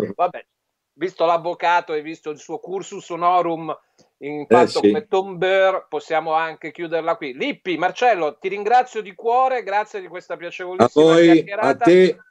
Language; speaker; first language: Italian; native; Italian